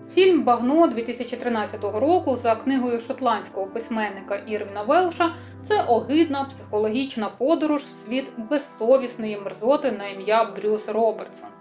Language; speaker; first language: Ukrainian; native; Ukrainian